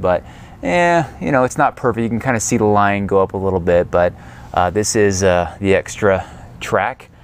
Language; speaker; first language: English; native; English